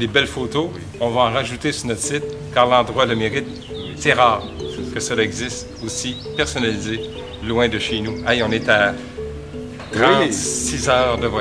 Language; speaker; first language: French; native; French